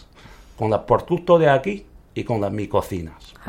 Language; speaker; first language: Spanish; non-native, learner; Chinese